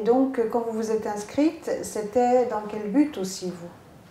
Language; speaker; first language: French; native; French